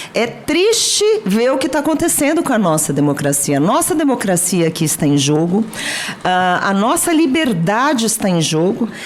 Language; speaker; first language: Portuguese; native; Portuguese